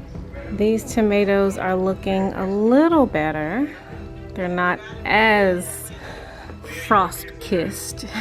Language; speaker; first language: English; native; English